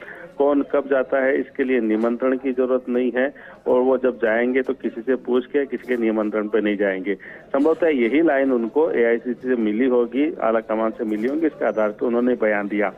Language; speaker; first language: Hindi; native; Hindi